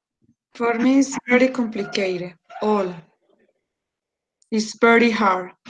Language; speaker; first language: English; non-native, learner; Spanish